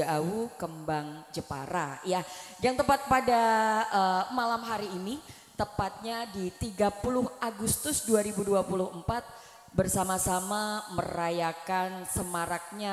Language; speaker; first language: Indonesian; non-native, local second language; Javanese